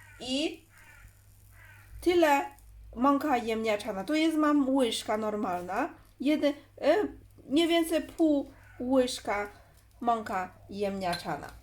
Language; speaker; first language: Polish; non-native, learner; Chinese